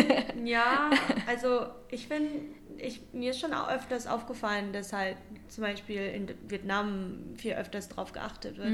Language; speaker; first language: German; non-native, fluent; Vietnamese